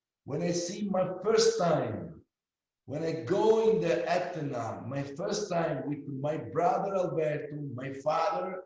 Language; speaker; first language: English; non-native, learner; Italian